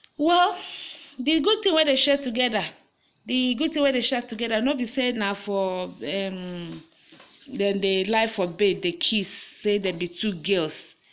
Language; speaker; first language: Nigerian Pidgin; native; Nigerian Pidgin